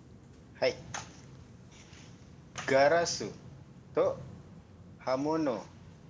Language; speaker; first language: Japanese; non-native, learner; Malay